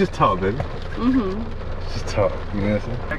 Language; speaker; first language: English; native; English